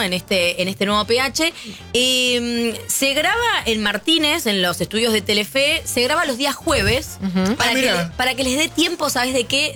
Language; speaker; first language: Spanish; native; Spanish